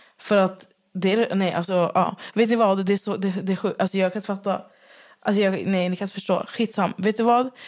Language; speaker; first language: Swedish; early bilingual, other home language; Arabic